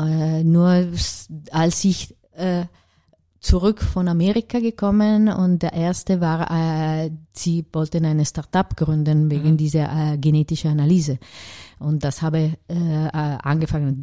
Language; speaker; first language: German; non-native, fluent; Italian